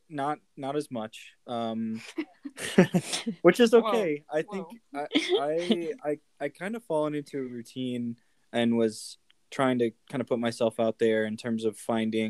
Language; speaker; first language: English; native; English